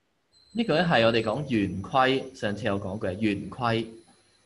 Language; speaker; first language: Cantonese; native; Cantonese